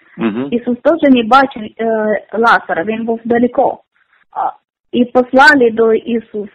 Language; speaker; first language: Ukrainian; non-native, learner; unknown